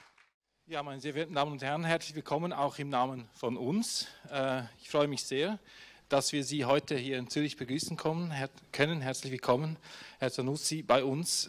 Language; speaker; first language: German; native; German